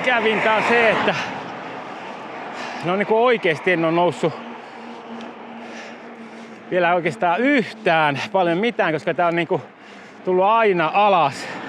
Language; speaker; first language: Finnish; native; Finnish